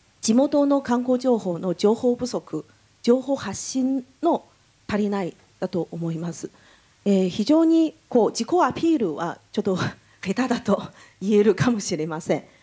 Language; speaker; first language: Japanese; non-native, fluent; Chinese